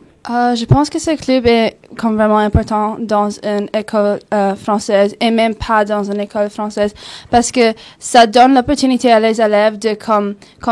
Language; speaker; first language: French; non-native, local second language; English